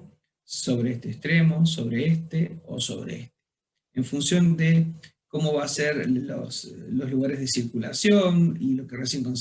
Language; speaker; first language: Spanish; native; Spanish